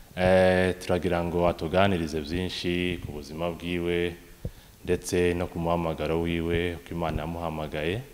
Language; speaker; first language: Kinyarwanda; native; Kinyarwanda